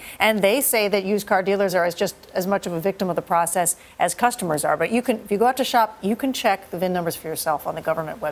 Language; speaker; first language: English; native; English